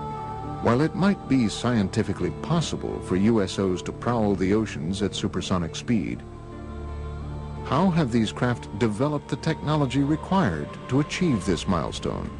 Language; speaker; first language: English; native; English